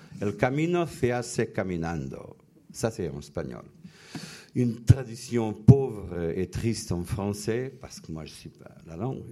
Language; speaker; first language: French; non-native, fluent; Portuguese